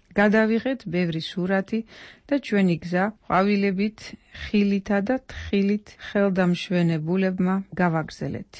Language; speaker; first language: Georgian; non-native, fluent; Dutch